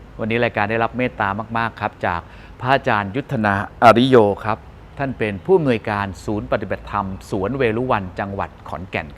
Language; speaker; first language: Thai; native; Thai